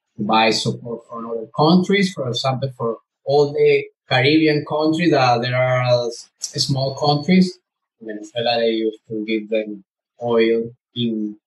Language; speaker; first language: English; non-native, learner; Spanish